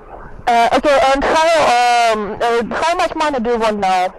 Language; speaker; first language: English; non-native, learner; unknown